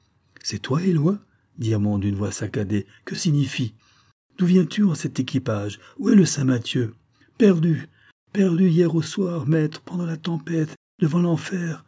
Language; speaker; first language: French; native; French